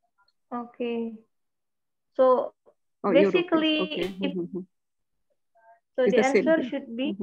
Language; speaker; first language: English; non-native, fluent; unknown